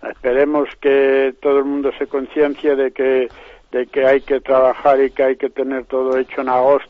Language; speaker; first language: Spanish; native; Spanish